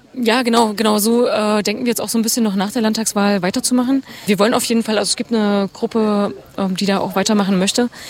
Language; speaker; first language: German; native; German